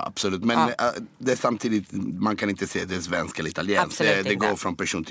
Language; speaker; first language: Swedish; non-native, fluent; Italian